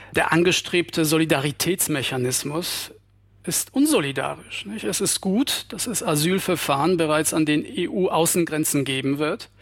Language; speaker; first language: German; non-native, fluent; Polish